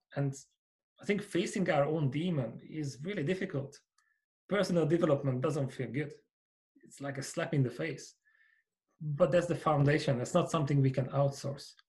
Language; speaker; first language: English; non-native, fluent; Hungarian